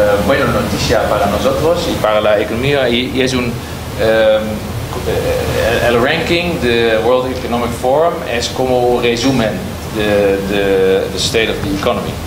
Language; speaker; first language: Spanish; non-native, learner; Dutch